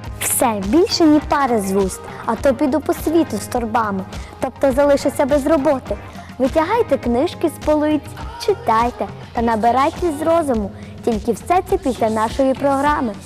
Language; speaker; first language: Ukrainian; native; Ukrainian